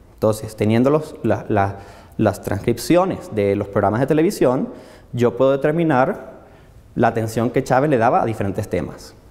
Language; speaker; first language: Spanish; native; Spanish